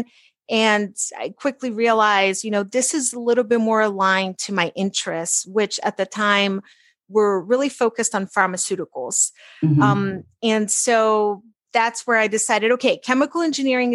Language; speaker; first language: English; early bilingual, other home language; Portuguese